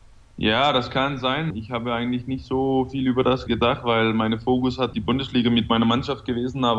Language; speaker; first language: German; non-native, fluent; Danish